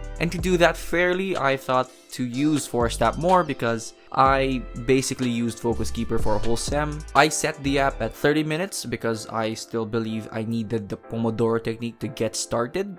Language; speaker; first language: English; non-native, local second language; Filipino